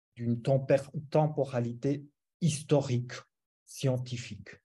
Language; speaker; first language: French; non-native, fluent; Romanian